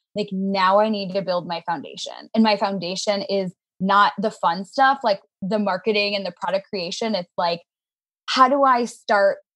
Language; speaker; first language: English; native; English